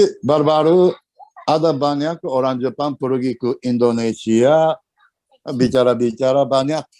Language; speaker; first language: Indonesian; non-native, learner; Japanese